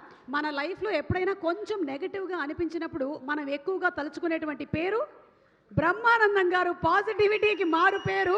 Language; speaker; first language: Telugu; native; Telugu